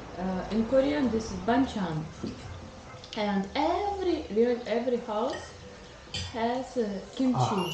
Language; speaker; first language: English; non-native, learner; Russian